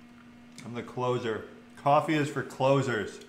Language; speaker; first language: English; native; English